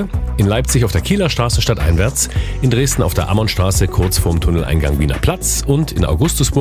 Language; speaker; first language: German; native; German